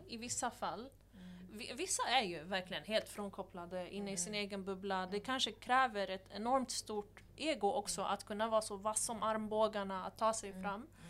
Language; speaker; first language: Swedish; early bilingual, other home language; Persian